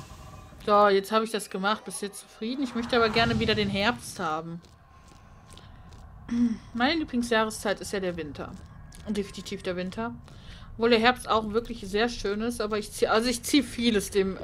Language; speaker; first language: German; native; German